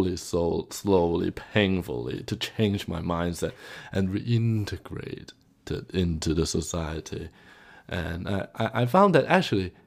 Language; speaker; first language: English; non-native, local second language; Cantonese